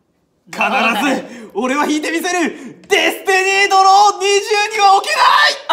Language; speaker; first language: Japanese; native; Japanese